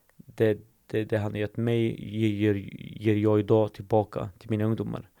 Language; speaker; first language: Swedish; early bilingual, other home language; Assyrian Neo-Aramaic